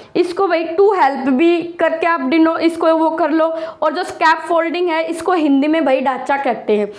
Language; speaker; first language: Hindi; native; Hindi